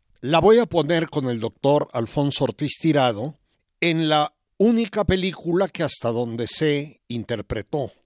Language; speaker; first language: Spanish; native; Spanish